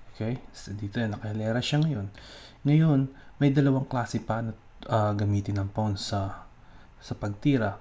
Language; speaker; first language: Filipino; native; Filipino